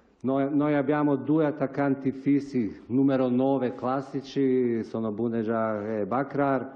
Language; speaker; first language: Italian; non-native, fluent; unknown